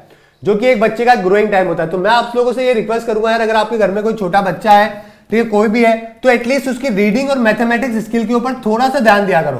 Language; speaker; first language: Hindi; native; Hindi